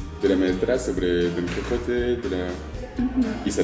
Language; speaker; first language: Spanish; non-native, learner; French